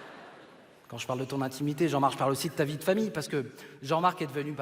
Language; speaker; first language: French; native; French